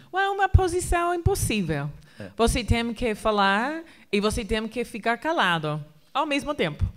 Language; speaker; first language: Portuguese; non-native, fluent; English